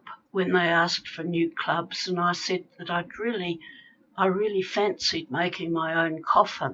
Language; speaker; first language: English; native; English